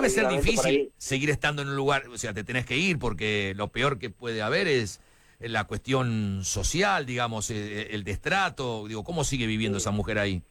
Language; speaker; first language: Spanish; native; Spanish